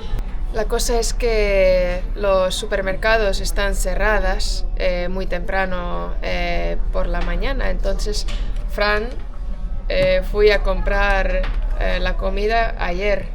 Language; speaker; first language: Spanish; non-native, fluent; Estonian